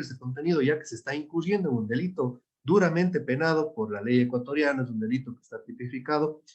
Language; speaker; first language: Spanish; native; Spanish